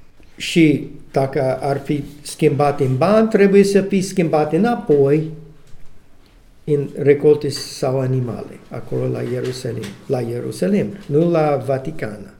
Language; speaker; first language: Romanian; non-native, learner; English